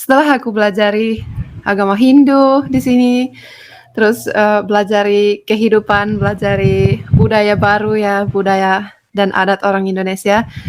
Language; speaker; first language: Indonesian; non-native, fluent; Finnish